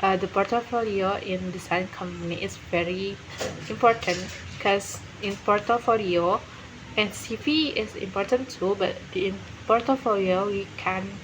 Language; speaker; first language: English; non-native, learner; Indonesian